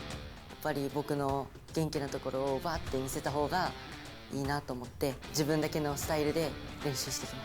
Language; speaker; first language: Japanese; native; Japanese